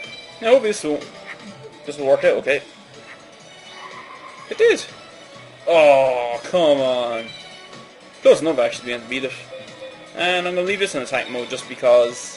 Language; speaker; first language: English; native; English